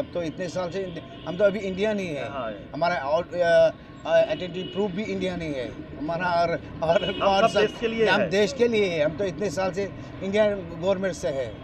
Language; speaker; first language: Hindi; non-native, local second language; Kashmiri